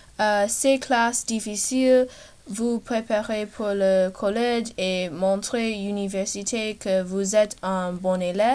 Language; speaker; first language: French; non-native, learner; English